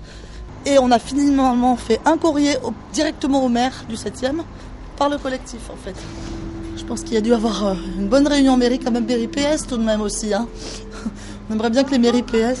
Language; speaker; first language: French; native; French